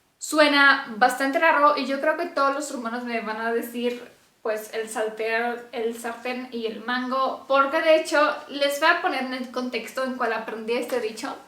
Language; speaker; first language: Spanish; non-native, fluent; Romanian